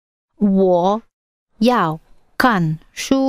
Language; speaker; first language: Chinese; non-native, learner; English